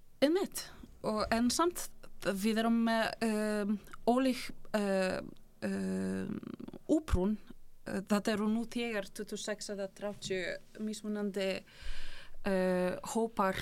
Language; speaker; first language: Icelandic; non-native, fluent; Polish